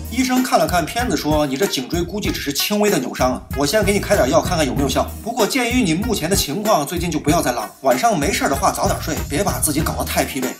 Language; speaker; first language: Chinese; native; Chinese